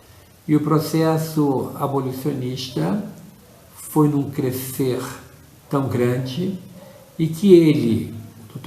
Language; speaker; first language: Portuguese; native; Portuguese